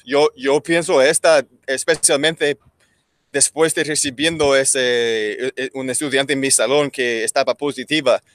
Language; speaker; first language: Spanish; non-native, learner; English